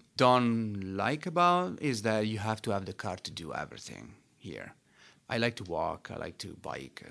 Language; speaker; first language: English; non-native, fluent; Italian